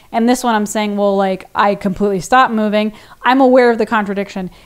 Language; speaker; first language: English; native; English